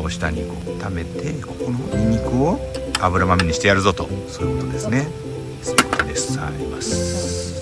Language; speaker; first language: Japanese; native; Japanese